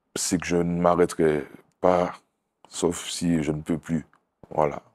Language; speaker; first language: French; native; French